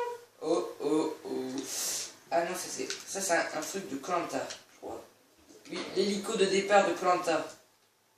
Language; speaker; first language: French; native; French